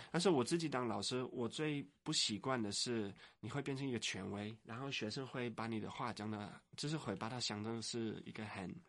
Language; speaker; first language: Chinese; non-native, fluent; Dutch